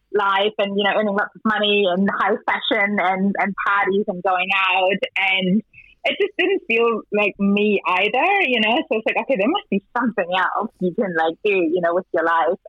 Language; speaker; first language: English; non-native, fluent; German